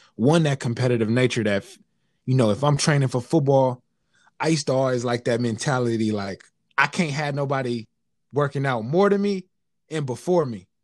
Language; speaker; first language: English; native; English